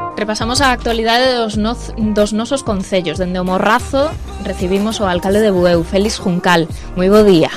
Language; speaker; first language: Galician; non-native, local second language; Spanish